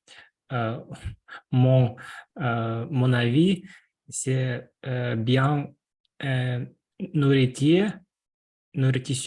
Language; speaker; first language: French; non-native, learner; Russian